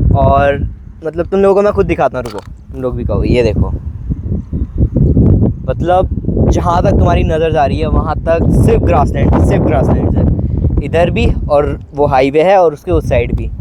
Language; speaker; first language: Hindi; native; Hindi